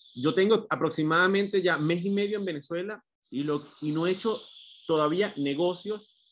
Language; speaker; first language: Spanish; native; Spanish